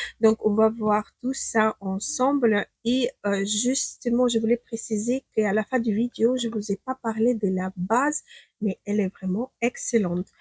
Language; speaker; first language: French; non-native, fluent; Ukrainian